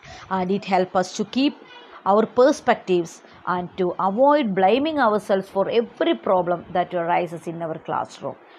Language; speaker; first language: English; non-native, local second language; Malayalam